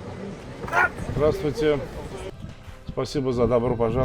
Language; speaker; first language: Russian; non-native, learner; Portuguese